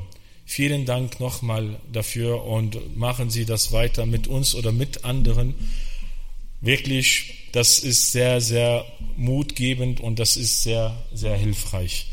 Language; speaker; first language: German; non-native, fluent; Arabic